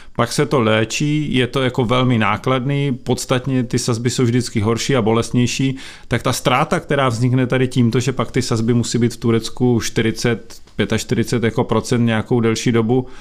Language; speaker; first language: Czech; native; Czech